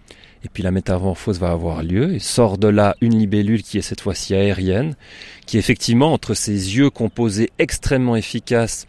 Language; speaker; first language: French; native; French